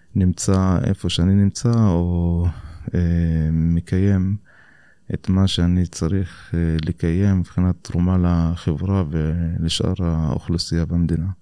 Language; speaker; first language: Hebrew; non-native, local second language; Arabic